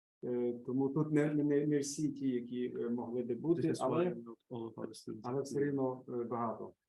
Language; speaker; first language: Ukrainian; native; Ukrainian